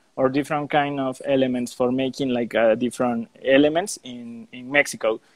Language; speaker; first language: English; non-native, learner; Spanish